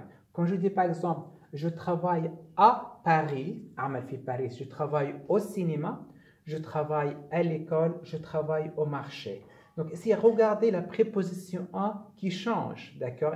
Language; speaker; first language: French; non-native, fluent; Arabic